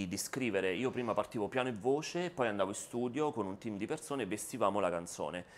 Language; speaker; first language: Italian; native; Italian